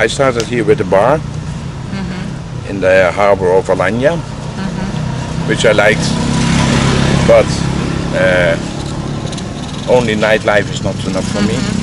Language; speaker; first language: English; non-native, fluent; Dutch